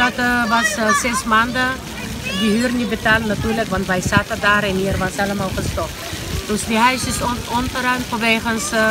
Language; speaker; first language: Dutch; non-native, learner; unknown